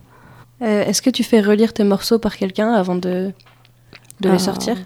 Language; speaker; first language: French; native; French